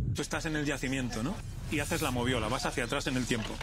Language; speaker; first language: Spanish; native; Spanish